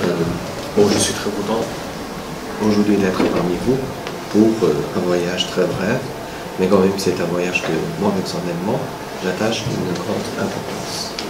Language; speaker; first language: French; non-native, fluent; Chinese